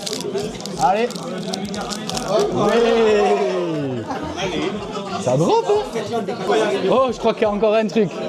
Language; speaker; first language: French; native; French